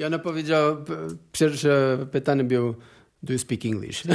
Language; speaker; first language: Polish; non-native, learner; Portuguese